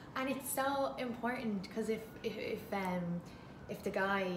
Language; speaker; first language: English; native; English